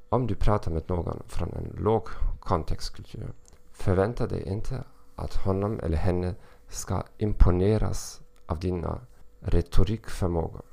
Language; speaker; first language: Swedish; non-native, learner; German